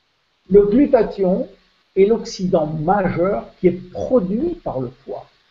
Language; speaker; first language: French; native; French